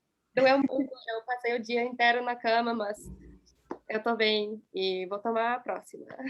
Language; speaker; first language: Portuguese; non-native, fluent; English